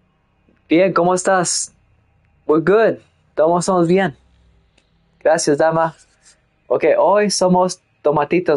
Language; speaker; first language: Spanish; non-native, learner; English